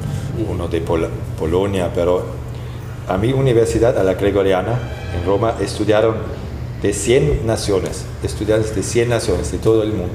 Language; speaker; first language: Spanish; non-native, fluent; German